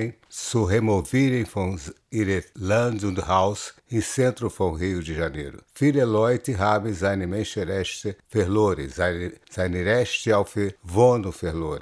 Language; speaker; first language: German; non-native, learner; Portuguese